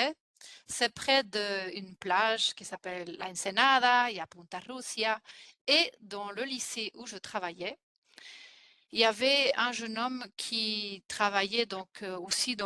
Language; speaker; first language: French; non-native, fluent; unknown